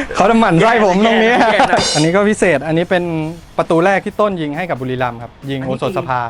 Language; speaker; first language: Thai; native; Thai